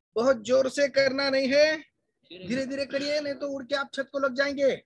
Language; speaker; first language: Hindi; non-native, local second language; Marathi